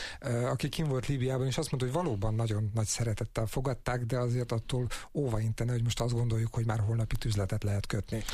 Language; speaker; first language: Hungarian; native; Hungarian